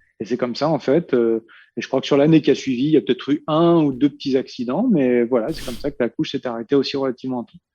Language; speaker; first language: French; early bilingual, heritage; Portuguese